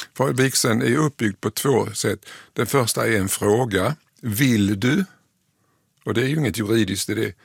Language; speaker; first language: Swedish; native; Swedish